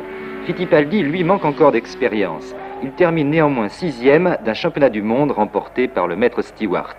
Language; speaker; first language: French; native; French